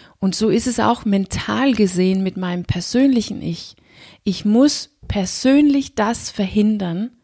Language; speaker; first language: German; non-native, fluent; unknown